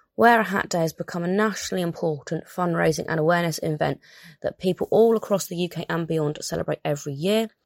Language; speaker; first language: English; native; English